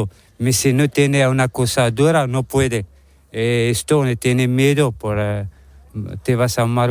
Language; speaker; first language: Spanish; non-native, learner; Arabic